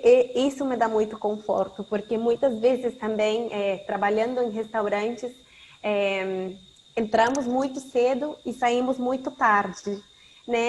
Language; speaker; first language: Portuguese; non-native, fluent; Spanish